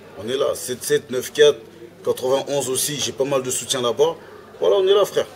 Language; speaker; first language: French; early bilingual, other home language; Lingala